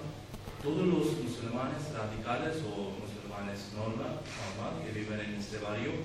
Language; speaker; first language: Spanish; non-native, learner; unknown